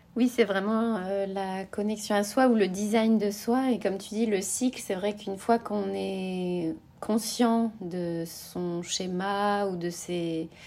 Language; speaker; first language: French; native; French